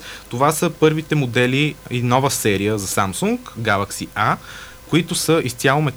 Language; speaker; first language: Bulgarian; native; Bulgarian